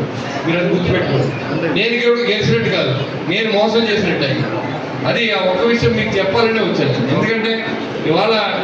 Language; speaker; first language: Telugu; native; Telugu